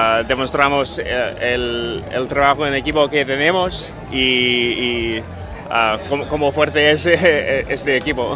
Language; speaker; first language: Spanish; non-native, fluent; English